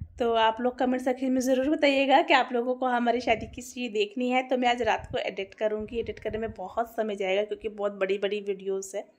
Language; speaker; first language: Hindi; non-native, local second language; Gujarati